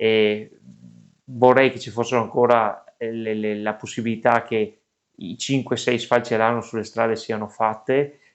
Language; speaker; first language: Italian; native; Italian